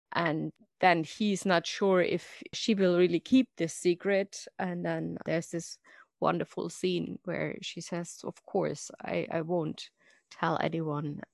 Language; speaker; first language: English; non-native, fluent; German